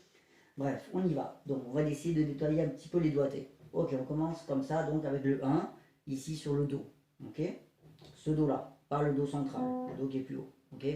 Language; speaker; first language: French; native; French